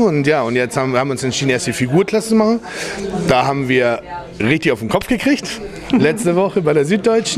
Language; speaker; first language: German; native; German